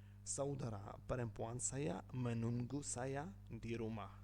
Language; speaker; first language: Indonesian; non-native, learner; Ukrainian